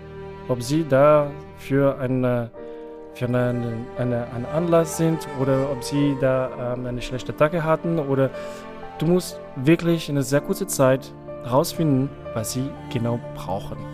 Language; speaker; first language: German; non-native, fluent; French